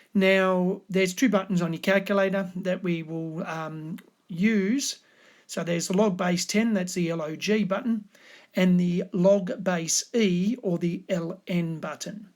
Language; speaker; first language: English; native; English